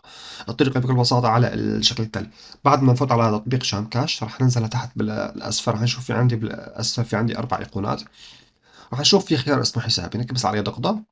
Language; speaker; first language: Arabic; native; Arabic